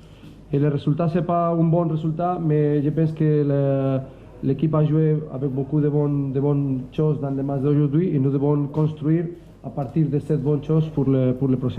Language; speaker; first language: French; non-native, learner; Spanish